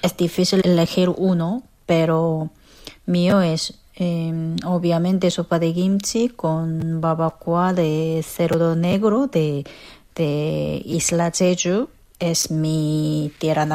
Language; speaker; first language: Spanish; non-native, fluent; Korean